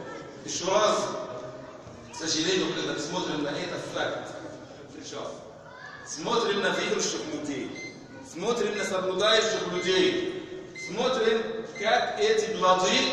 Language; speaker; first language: Russian; non-native, fluent; Arabic